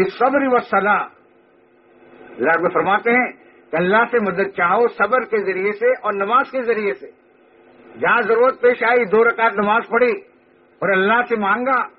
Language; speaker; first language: Urdu; native; Urdu